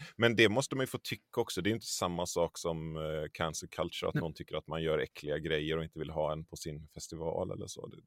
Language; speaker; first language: Swedish; native; Swedish